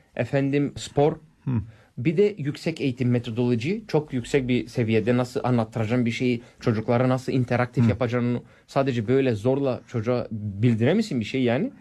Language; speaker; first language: Turkish; early bilingual, heritage; Turkish